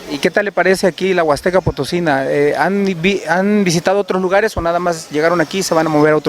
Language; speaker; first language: Spanish; native; Spanish